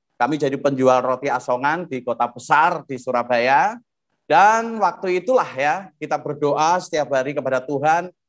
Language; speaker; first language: Indonesian; non-native, local second language; Javanese